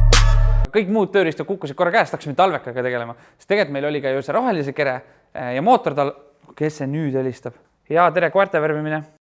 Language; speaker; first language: Estonian; native; Estonian